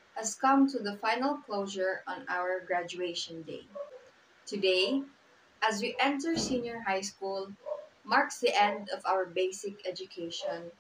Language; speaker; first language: English; non-native, local second language; Cebuano